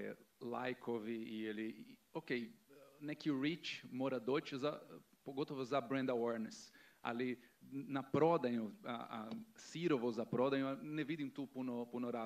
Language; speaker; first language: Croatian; non-native, learner; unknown